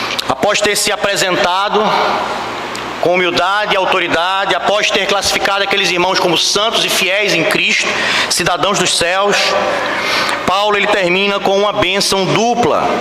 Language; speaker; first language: Portuguese; native; Portuguese